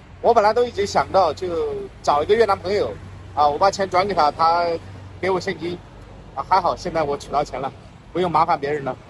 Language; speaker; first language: Chinese; native; Chinese